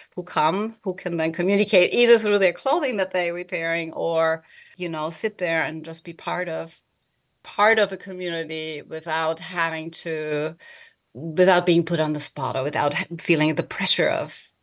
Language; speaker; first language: English; non-native, fluent; German